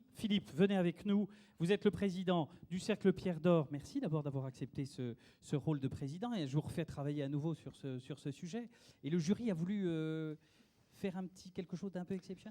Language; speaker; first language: French; native; French